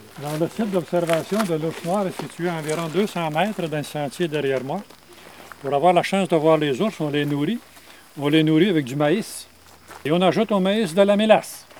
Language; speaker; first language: French; native; French